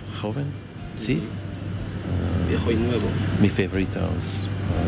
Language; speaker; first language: Spanish; non-native, learner; English